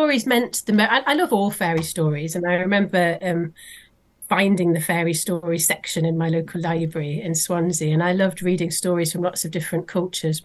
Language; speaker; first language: English; native; English